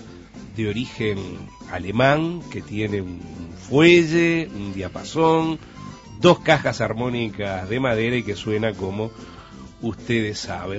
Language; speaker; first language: Spanish; native; Spanish